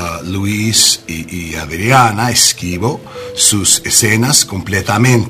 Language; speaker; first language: Spanish; non-native, learner; English